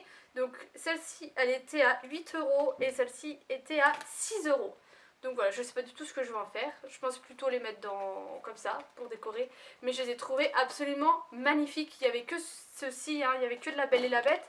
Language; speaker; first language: French; native; French